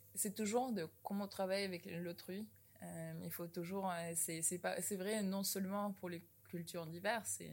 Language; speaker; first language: French; non-native, fluent; Russian